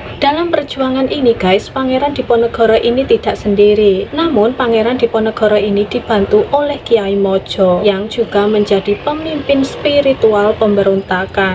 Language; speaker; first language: Indonesian; native; Indonesian